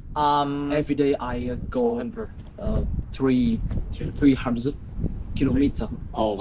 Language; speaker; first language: English; non-native, learner; Vietnamese